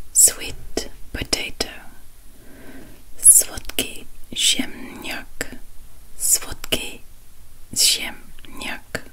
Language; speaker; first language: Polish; non-native, learner; Dutch